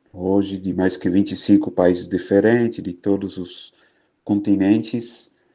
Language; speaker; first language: Portuguese; non-native, fluent; Dutch